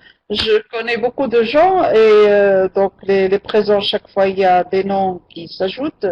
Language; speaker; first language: French; non-native, local second language; Arabic